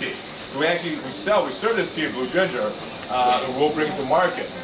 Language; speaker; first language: English; native; English